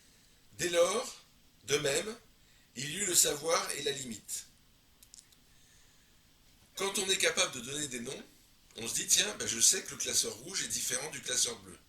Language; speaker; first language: French; native; French